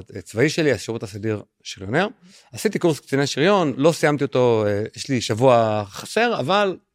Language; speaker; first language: Hebrew; native; Hebrew